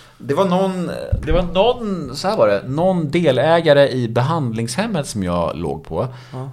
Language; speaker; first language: Swedish; native; Swedish